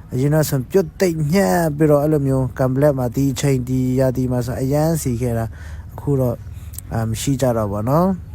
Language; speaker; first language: Burmese; non-native, local second language; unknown